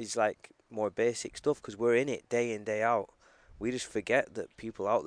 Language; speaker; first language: English; native; English